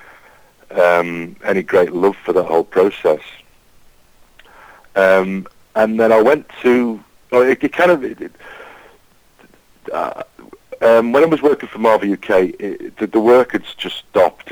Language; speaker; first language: English; native; English